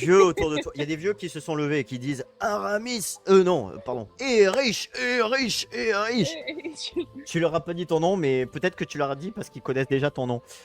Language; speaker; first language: French; native; French